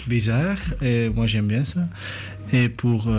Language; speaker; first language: French; non-native, fluent; Dutch